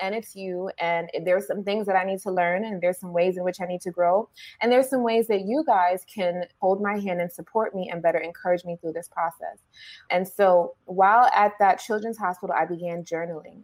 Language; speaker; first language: English; native; English